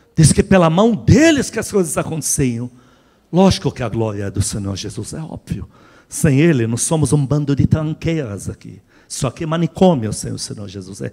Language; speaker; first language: Portuguese; non-native, fluent; Arabic